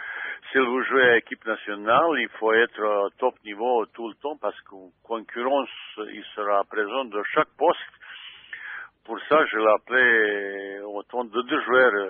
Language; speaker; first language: French; non-native, fluent; Bosnian